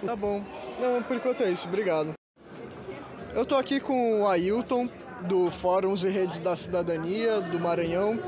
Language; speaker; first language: Portuguese; native; Portuguese